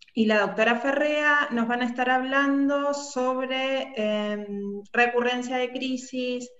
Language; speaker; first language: Spanish; native; Spanish